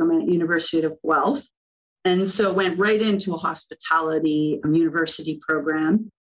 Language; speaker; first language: English; native; English